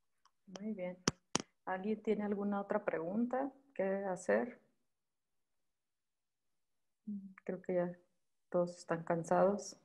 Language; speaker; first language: Spanish; native; Spanish